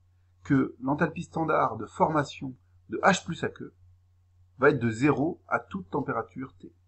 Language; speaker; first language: French; native; French